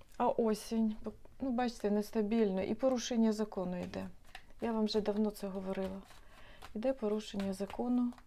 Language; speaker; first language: Ukrainian; non-native, local second language; Russian